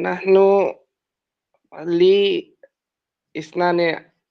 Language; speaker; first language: Arabic; non-native, learner; Bangla